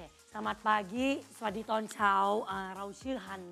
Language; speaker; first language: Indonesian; non-native, fluent; Thai